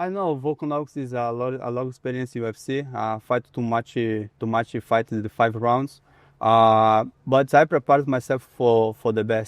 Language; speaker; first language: English; non-native, learner; Portuguese